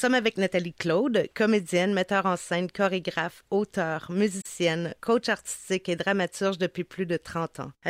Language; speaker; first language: French; native; French